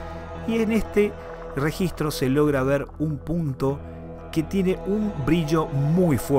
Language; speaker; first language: Spanish; native; Spanish